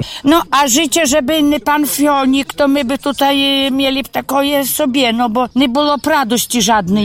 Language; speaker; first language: Polish; non-native, local second language; Ukrainian